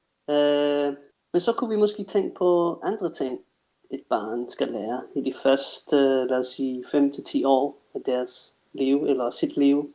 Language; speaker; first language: Danish; non-native, fluent; English